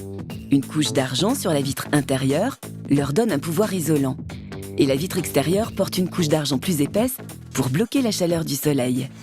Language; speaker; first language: French; native; French